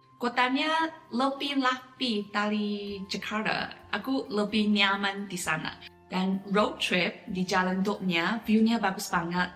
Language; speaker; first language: Indonesian; non-native, fluent; Chinese